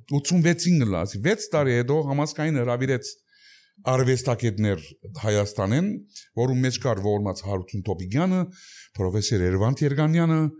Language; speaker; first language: Armenian; early bilingual, heritage; Armenian